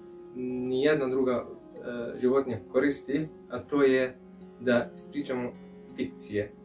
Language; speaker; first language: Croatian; early bilingual, heritage; English